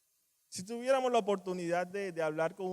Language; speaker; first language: Spanish; native; Spanish